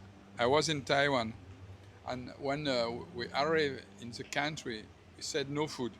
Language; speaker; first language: English; non-native, learner; French